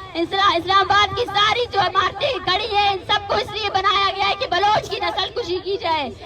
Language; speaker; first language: Urdu; non-native, local second language; Baluchi